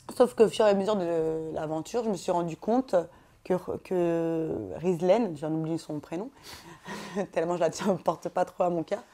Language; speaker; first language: French; native; French